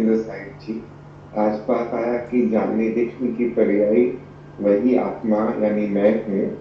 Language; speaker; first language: Hindi; non-native, local second language; Gujarati